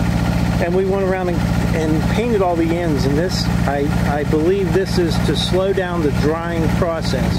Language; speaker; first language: English; native; English